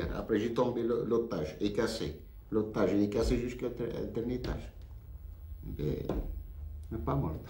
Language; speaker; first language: French; non-native, learner; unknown